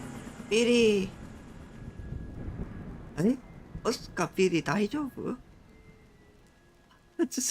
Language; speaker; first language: Japanese; non-native, learner; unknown